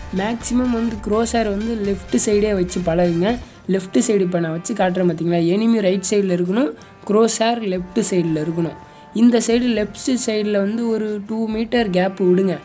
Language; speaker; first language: Tamil; native; Tamil